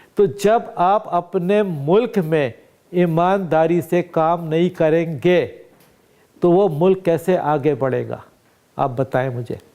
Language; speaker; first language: Urdu; native; Urdu